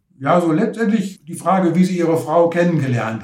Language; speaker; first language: German; native; German